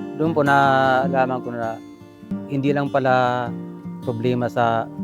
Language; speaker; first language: Filipino; non-native, local second language; Bikol